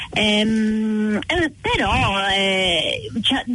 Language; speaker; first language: Italian; non-native, fluent; English